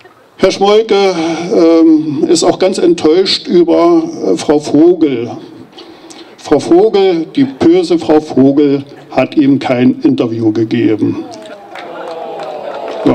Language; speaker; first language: German; native; German